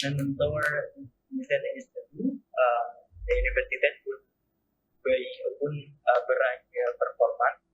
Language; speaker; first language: Albanian; non-native, learner; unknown